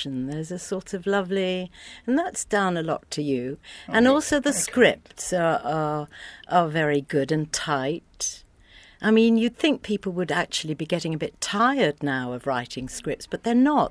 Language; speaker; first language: English; native; English